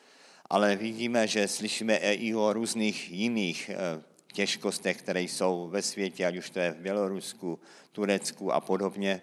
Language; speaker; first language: Czech; native; Czech